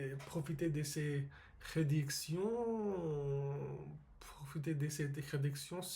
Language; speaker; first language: French; non-native, learner; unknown